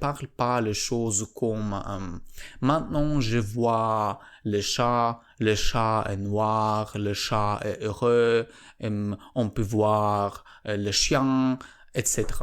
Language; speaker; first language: French; non-native, learner; Polish